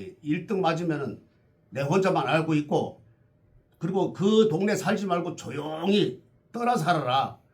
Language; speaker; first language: Korean; native; Korean